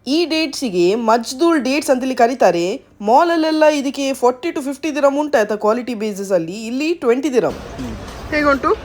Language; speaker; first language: Kannada; native; Kannada